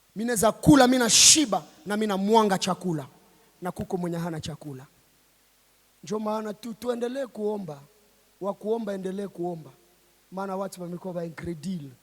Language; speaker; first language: Swahili; native; Swahili